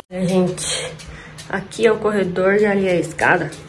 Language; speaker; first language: Portuguese; early bilingual, heritage; Portuguese